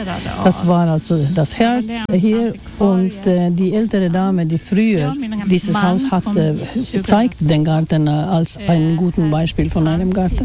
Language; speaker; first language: German; non-native, fluent; Swedish